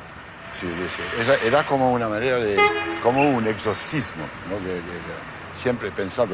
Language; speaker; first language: Spanish; non-native, fluent; French